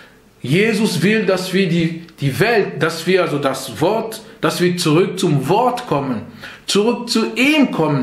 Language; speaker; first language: German; non-native, fluent; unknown